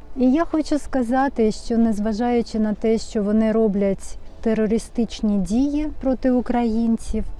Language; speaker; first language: Ukrainian; non-native, local second language; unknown